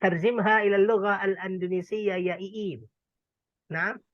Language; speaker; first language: Arabic; non-native, fluent; Indonesian